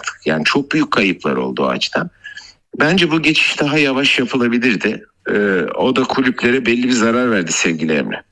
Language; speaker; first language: Turkish; native; Turkish